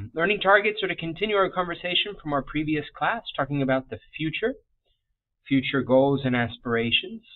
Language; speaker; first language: English; native; English